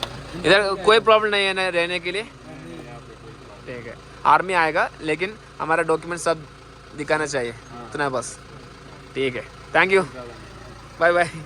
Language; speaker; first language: Hindi; non-native, local second language; Malayalam